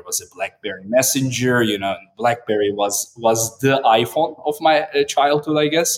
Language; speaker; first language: English; non-native, fluent; Turkish